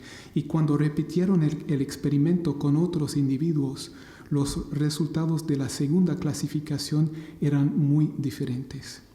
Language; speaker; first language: Spanish; non-native, fluent; English